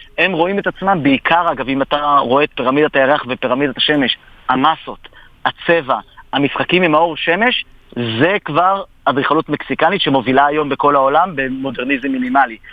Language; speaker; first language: Hebrew; native; Hebrew